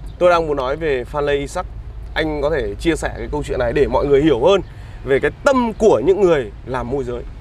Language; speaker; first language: Vietnamese; native; Vietnamese